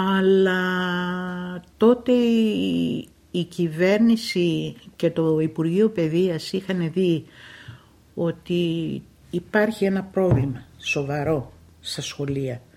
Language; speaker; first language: Greek; native; Greek